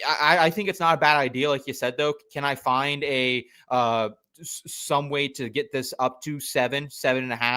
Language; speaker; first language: English; native; English